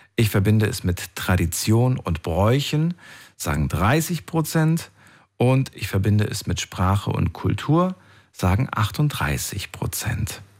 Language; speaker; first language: German; native; German